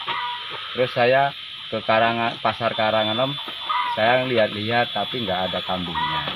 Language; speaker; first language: Indonesian; non-native, local second language; Javanese